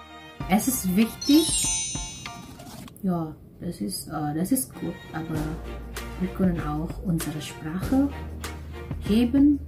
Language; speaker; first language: German; non-native, fluent; Indonesian